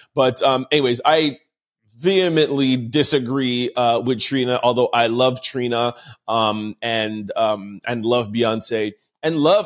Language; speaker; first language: English; native; English